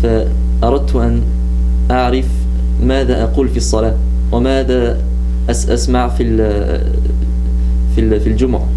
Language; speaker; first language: Arabic; non-native, fluent; French